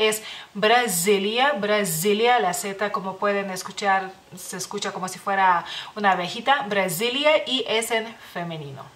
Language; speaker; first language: Spanish; non-native, fluent; Lithuanian